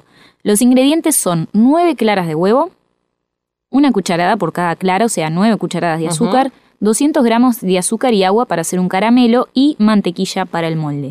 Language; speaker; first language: Spanish; native; Spanish